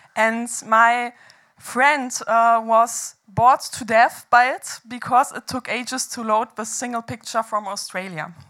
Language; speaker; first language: English; non-native, fluent; German